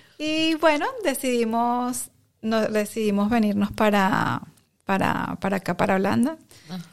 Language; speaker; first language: Spanish; native; Spanish